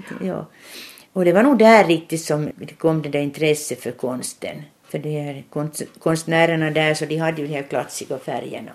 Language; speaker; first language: Swedish; native; Swedish